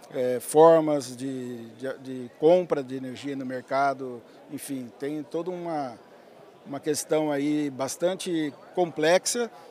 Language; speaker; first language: Portuguese; native; Portuguese